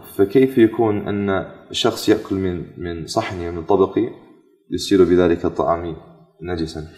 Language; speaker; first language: Arabic; non-native, fluent; English